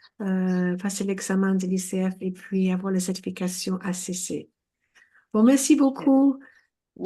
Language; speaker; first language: French; non-native, fluent; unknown